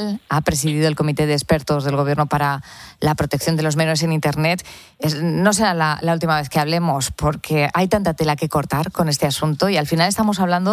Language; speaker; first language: Spanish; native; Spanish